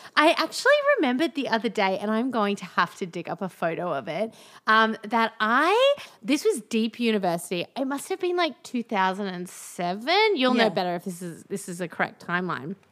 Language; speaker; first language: English; native; English